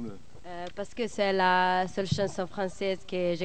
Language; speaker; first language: French; non-native, learner; Italian